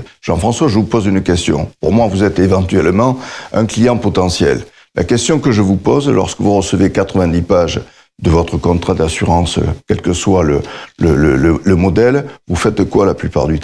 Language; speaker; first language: French; native; French